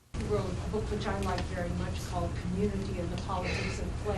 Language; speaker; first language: English; native; English